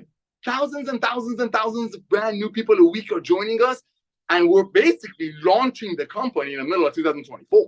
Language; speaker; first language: English; native; English